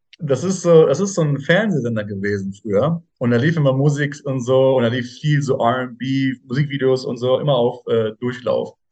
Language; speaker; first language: German; native; German